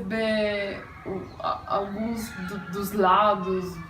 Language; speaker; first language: Portuguese; non-native, fluent; Italian